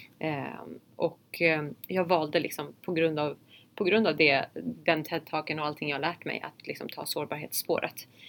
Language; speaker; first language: Swedish; early bilingual, other home language; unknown